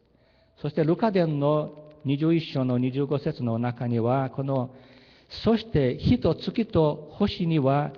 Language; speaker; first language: Japanese; early bilingual, heritage; Japanese